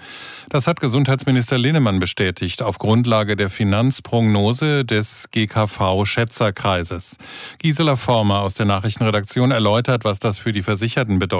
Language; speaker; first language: German; native; German